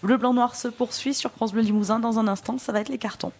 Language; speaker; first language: French; native; French